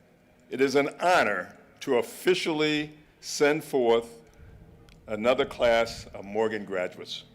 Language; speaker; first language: English; native; English